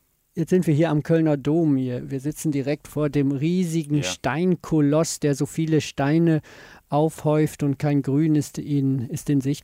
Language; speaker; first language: German; native; German